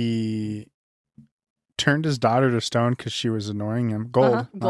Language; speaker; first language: English; native; English